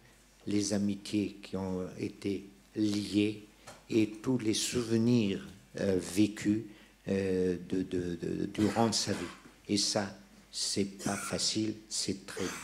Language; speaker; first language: French; non-native, local second language; Persian